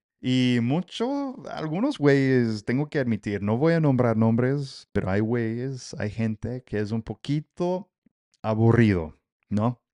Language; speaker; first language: Spanish; non-native, fluent; English